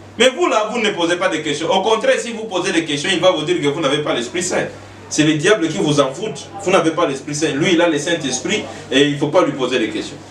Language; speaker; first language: French; non-native, local second language; Lingala